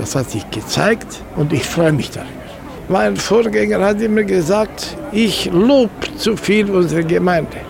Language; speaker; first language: German; native; German